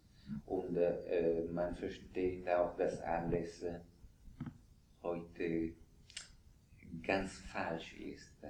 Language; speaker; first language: German; non-native, fluent; Italian